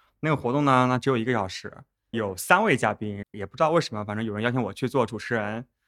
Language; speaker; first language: Chinese; native; Chinese